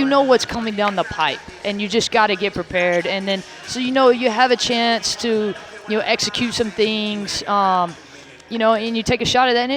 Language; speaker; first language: English; native; English